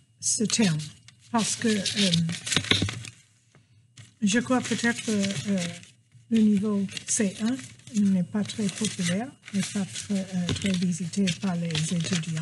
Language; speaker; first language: French; non-native, fluent; English